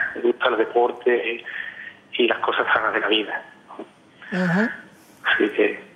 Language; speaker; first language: Spanish; native; Spanish